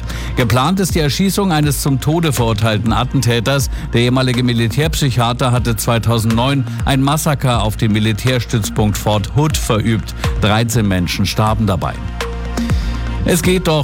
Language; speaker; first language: German; native; German